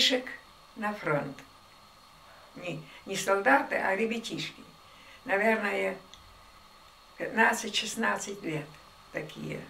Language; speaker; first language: Russian; non-native, local second language; German